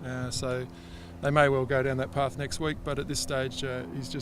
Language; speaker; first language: English; native; English